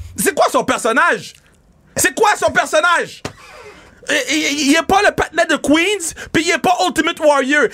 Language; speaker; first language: French; native; French